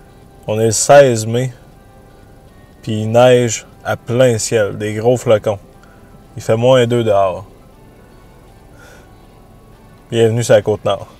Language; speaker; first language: French; native; French